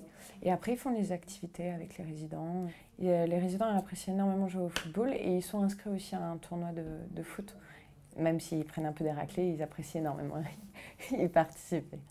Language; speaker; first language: French; native; French